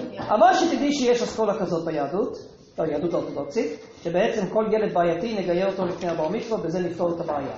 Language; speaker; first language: Hebrew; non-native, fluent; English